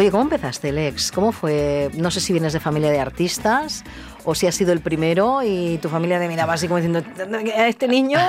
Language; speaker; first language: Spanish; native; Spanish